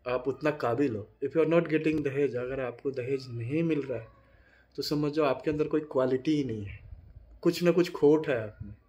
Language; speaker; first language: Hindi; native; Hindi